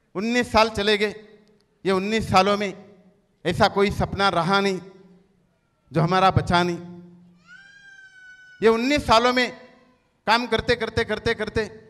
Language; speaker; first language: Hindi; non-native, local second language; Marathi